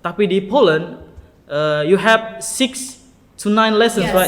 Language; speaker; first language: English; non-native, learner; Indonesian